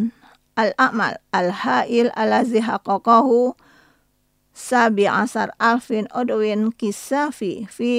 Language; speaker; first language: Arabic; non-native, fluent; Indonesian